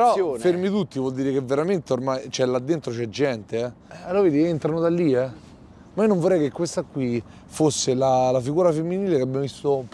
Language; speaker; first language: Italian; native; Italian